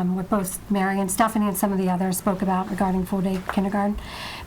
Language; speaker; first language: English; native; English